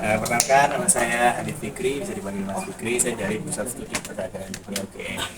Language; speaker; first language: Indonesian; native; Indonesian